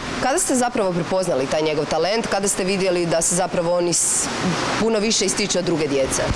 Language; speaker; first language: Croatian; native; Croatian